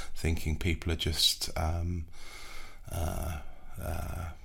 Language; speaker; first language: English; native; English